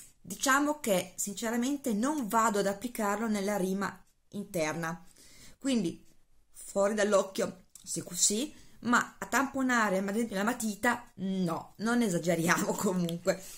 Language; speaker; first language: Italian; native; Italian